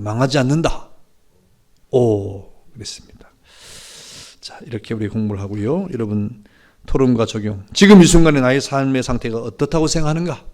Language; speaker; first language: Korean; native; Korean